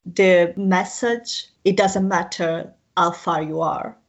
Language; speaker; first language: English; non-native, fluent; Italian